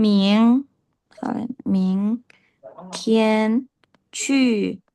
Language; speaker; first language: Chinese; non-native, fluent; Indonesian